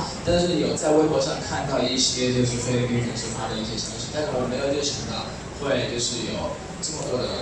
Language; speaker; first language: Chinese; native; Chinese